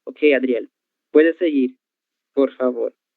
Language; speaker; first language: Spanish; non-native, learner; Portuguese